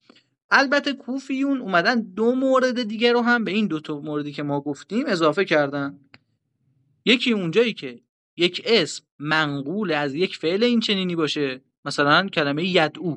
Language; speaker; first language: Persian; native; Persian